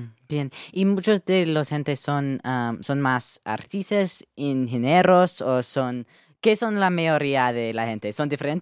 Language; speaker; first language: Spanish; non-native, learner; English